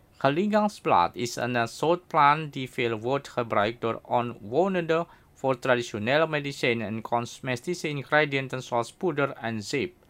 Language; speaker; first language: Dutch; non-native, fluent; Indonesian